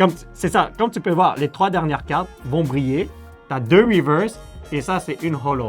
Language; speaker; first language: French; native; French